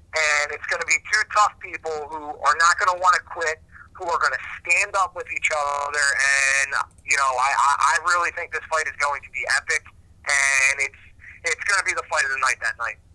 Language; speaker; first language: English; native; English